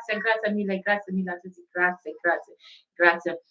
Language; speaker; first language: Italian; non-native, learner; Igbo